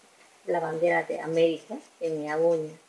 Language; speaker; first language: Spanish; non-native, learner; Portuguese